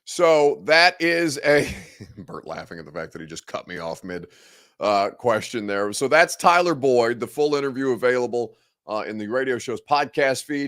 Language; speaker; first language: English; native; English